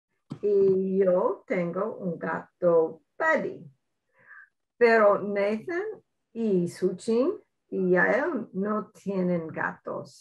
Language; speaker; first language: Spanish; non-native, learner; English